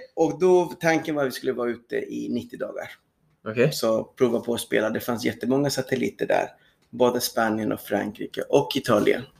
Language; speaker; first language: Swedish; non-native, fluent; Spanish